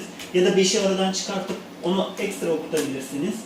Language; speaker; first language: Turkish; native; Turkish